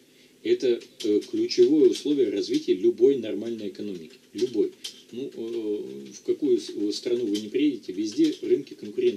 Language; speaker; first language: Russian; native; Russian